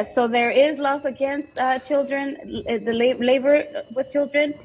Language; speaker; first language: English; early bilingual, other home language; Spanish